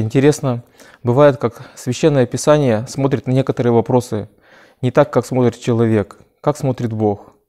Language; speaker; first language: Russian; native; Russian